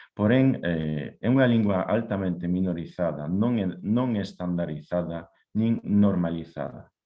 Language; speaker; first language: Galician; non-native, fluent; Polish